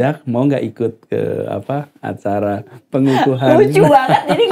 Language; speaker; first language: Indonesian; native; Indonesian